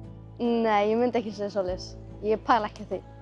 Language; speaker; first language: Icelandic; non-native, learner; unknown